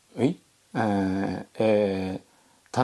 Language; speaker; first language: French; non-native, learner; Japanese